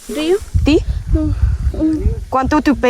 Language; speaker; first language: Spanish; non-native, learner; French